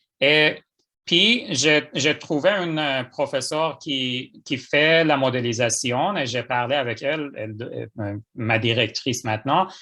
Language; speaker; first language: French; non-native, fluent; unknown